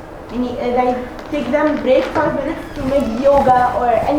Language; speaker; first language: English; non-native, learner; Arabic